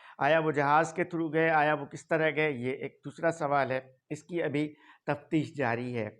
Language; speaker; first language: Urdu; non-native, local second language; Sindhi